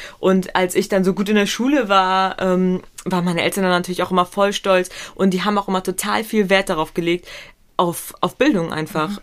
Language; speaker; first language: German; early bilingual, other home language; Pashto